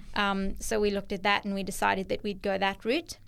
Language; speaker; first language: English; native; English